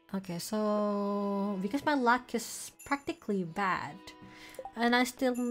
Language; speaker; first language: English; non-native, fluent; Indonesian